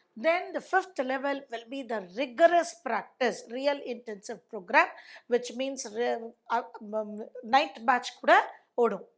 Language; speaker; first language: English; non-native, local second language; Tamil